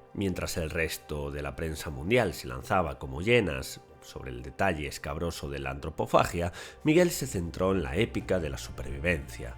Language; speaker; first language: Spanish; native; Spanish